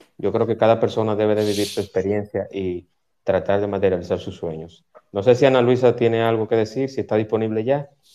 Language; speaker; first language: Spanish; native; Spanish